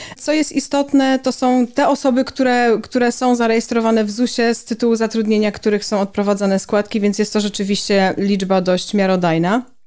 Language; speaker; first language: Polish; native; Polish